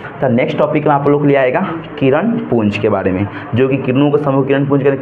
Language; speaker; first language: Hindi; native; Hindi